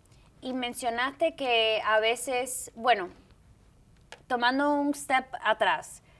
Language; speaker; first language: Spanish; early bilingual, heritage; Spanish